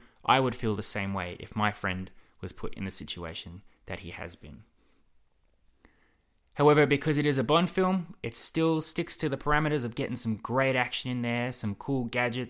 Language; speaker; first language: English; native; English